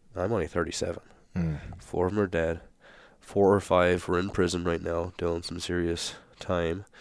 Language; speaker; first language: English; native; English